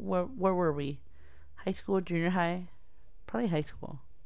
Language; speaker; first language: English; early bilingual, other home language; Spanish